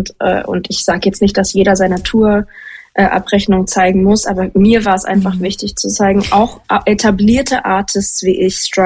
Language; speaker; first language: German; native; German